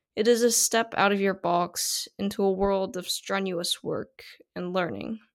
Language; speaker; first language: English; non-native, fluent; Korean